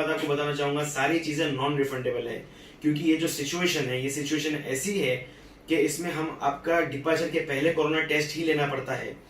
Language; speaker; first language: Hindi; native; Hindi